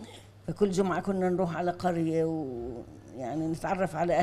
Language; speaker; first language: Arabic; native; Arabic